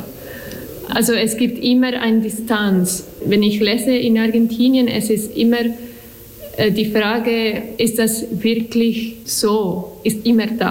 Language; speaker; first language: German; non-native, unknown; Spanish